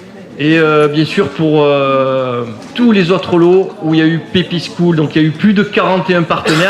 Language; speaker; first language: French; native; French